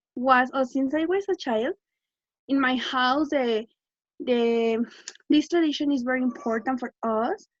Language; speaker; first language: English; non-native, learner; Spanish